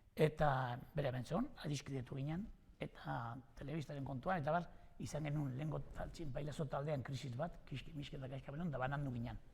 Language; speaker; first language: Basque; native; Basque